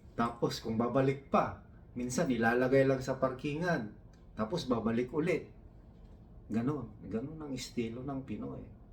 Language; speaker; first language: Filipino; non-native, local second language; Iloko